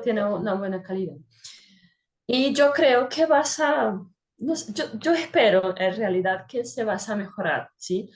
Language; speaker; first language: Spanish; non-native, fluent; Portuguese